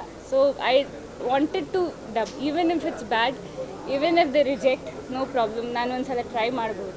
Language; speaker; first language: Kannada; non-native, learner; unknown